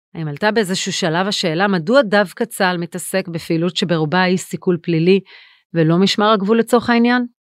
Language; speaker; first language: Hebrew; native; Hebrew